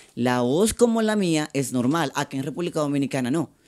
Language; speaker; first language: Spanish; native; Spanish